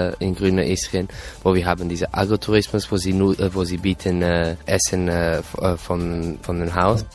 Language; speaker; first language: German; non-native, learner; Croatian